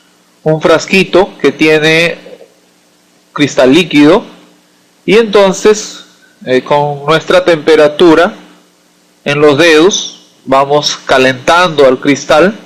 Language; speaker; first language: Spanish; native; Spanish